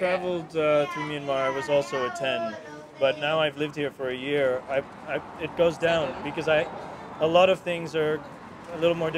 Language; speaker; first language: English; non-native, fluent; Dutch